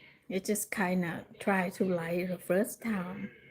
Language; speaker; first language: English; non-native, learner; Thai